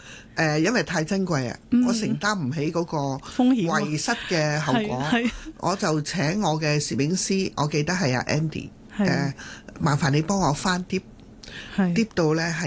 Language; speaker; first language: Cantonese; native; Cantonese